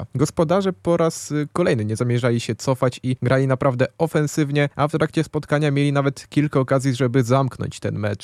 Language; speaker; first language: Polish; native; Polish